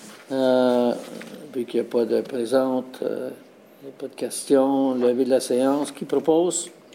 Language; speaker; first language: French; native; French